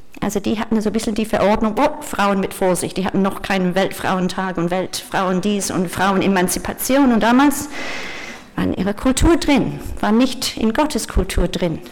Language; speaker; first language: German; non-native, fluent; English